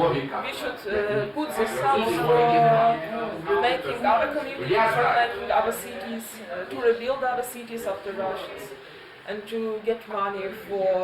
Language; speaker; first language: English; non-native, learner; Ukrainian